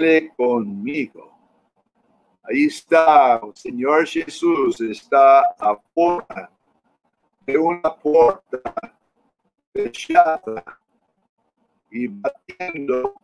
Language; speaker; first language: Spanish; non-native, fluent; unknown